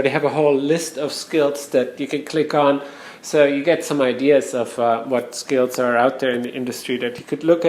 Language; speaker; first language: English; non-native, fluent; German